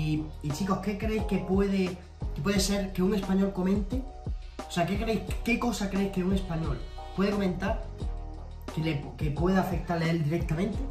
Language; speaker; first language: Spanish; native; Spanish